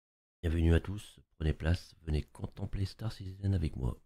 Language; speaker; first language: French; native; French